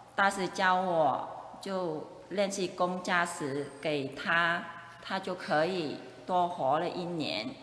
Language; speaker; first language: Chinese; non-native, fluent; Vietnamese